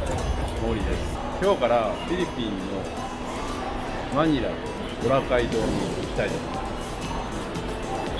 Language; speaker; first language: Japanese; native; Japanese